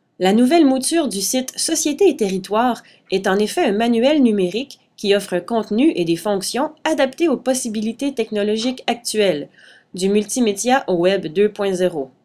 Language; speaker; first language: French; native; French